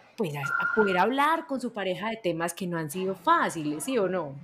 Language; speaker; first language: Spanish; native; Spanish